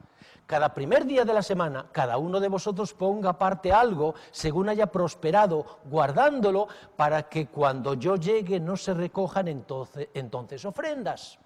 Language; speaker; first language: Spanish; native; Spanish